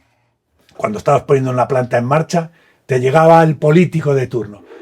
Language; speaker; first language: Spanish; native; Spanish